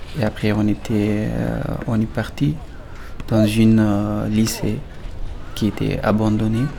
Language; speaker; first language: French; non-native, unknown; Pashto